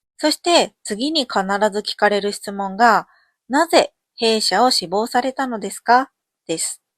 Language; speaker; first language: Japanese; native; Japanese